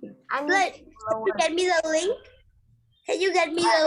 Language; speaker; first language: English; non-native, learner; Vietnamese